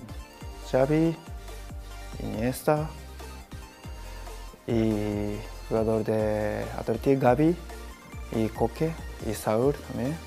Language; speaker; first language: Spanish; non-native, learner; Japanese